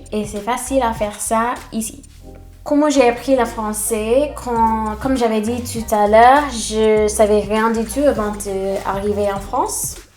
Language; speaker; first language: French; non-native, fluent; English